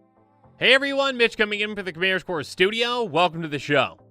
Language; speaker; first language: English; native; English